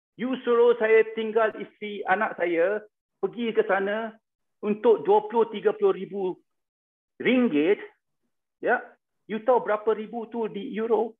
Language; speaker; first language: Malay; non-native, local second language; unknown